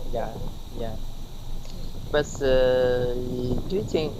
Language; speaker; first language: English; non-native, learner; Vietnamese